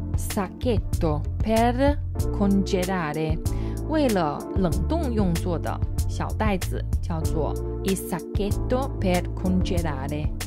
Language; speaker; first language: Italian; non-native, fluent; Chinese